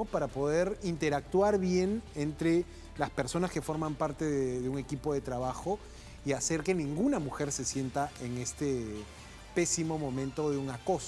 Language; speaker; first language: Spanish; native; Spanish